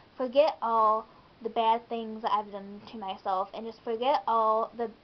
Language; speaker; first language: English; native; English